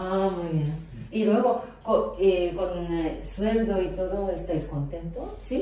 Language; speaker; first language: Spanish; non-native, fluent; Japanese